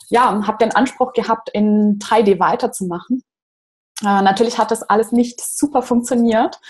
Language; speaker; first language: German; non-native, fluent; Portuguese